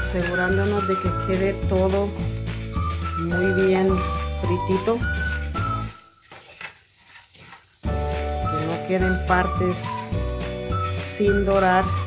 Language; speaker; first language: Spanish; native; Spanish